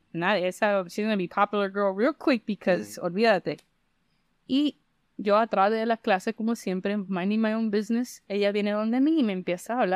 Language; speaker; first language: Spanish; early bilingual, heritage; Spanish